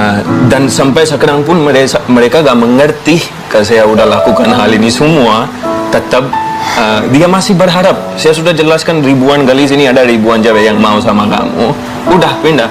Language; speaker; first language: Indonesian; non-native, fluent; Hindi